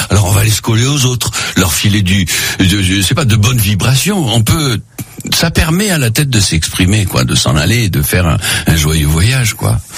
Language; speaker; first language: French; non-native, local second language; Spanish